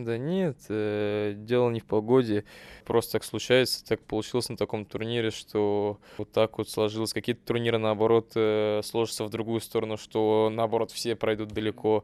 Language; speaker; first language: Russian; native; Russian